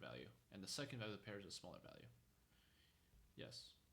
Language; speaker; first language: English; native; English